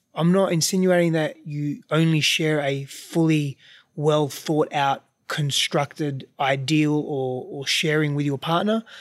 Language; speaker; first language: English; native; English